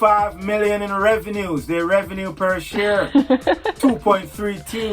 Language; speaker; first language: English; native; English